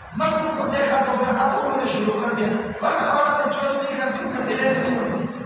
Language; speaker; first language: Urdu; non-native, local second language; Baluchi